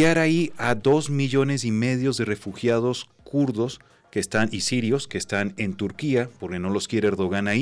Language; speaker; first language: Spanish; native; Spanish